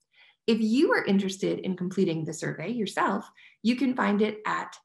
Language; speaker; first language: English; native; English